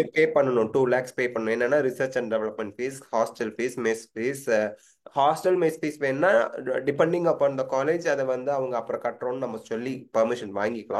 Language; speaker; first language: Tamil; native; Tamil